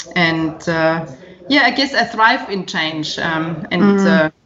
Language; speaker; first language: English; non-native, fluent; German